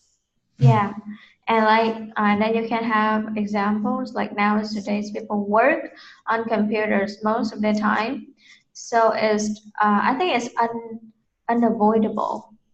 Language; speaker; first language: English; non-native, fluent; Vietnamese